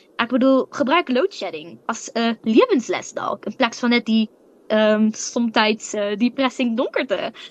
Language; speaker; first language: Dutch; native; Dutch